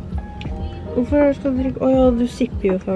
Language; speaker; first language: Norwegian; early bilingual, other home language; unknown